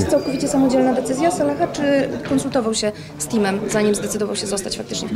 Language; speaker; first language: Polish; native; Polish